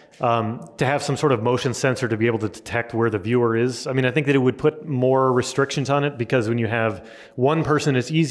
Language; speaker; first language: English; native; English